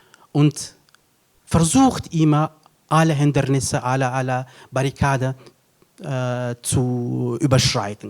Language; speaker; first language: German; non-native, fluent; Kurdish